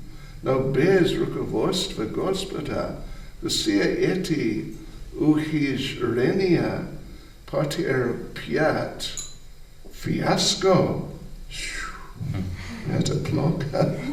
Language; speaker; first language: Russian; non-native, learner; English